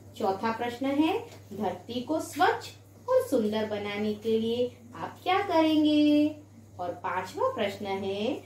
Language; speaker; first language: Hindi; non-native, local second language; Gujarati